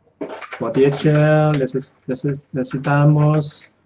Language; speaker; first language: Spanish; non-native, learner; Chinese